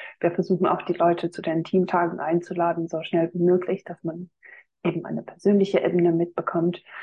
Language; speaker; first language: German; non-native, fluent; Finnish